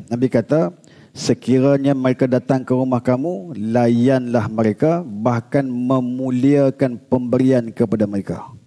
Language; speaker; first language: Malay; native; Malay